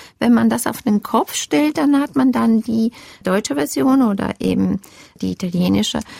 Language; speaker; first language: German; non-native, fluent; Italian